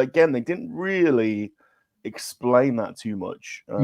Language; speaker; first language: English; native; English